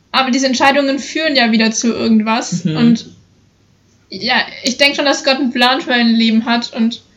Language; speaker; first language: German; native; German